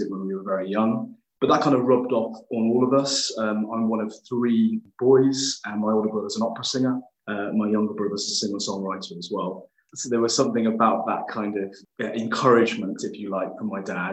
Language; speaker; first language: English; native; English